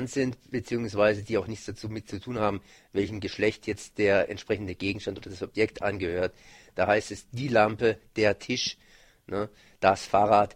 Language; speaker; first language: German; native; German